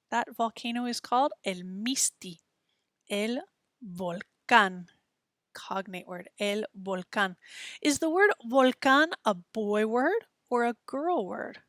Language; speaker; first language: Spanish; non-native, fluent; English